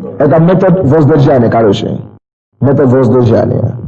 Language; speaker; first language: Russian; non-native, fluent; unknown